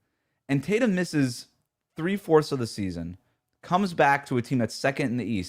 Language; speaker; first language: English; native; English